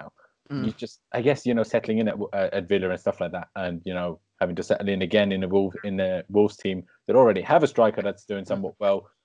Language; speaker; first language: English; native; English